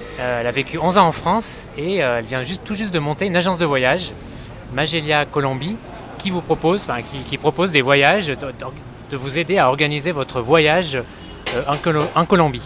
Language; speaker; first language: French; native; French